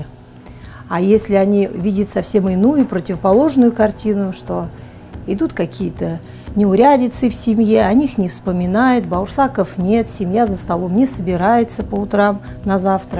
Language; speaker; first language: Russian; native; Russian